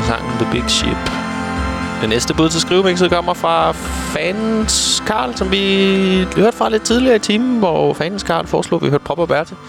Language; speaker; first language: Danish; native; Danish